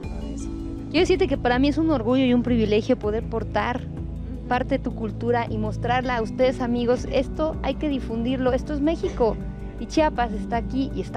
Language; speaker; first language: Spanish; native; Spanish